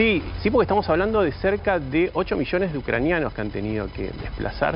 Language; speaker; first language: Spanish; native; Spanish